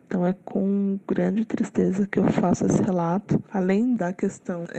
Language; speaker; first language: Portuguese; native; Portuguese